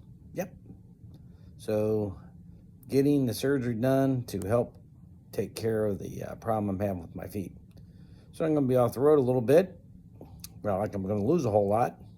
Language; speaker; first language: English; native; English